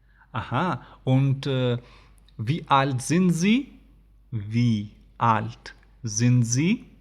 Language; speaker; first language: German; non-native, fluent; Albanian